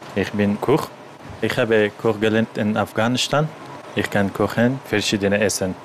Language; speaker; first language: German; non-native, learner; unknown